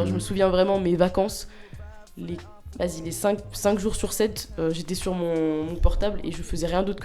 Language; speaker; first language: French; native; French